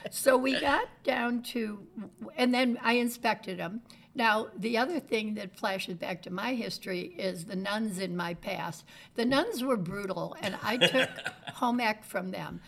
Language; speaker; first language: English; native; English